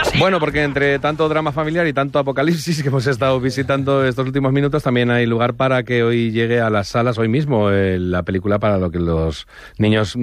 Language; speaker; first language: Spanish; native; Spanish